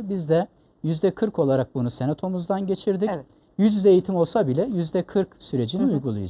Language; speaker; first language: Turkish; native; Turkish